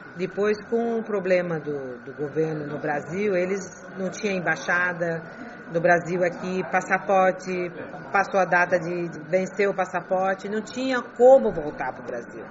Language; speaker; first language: Portuguese; early bilingual, heritage; Portuguese